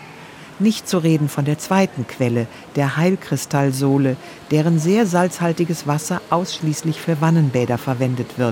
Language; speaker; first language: German; native; German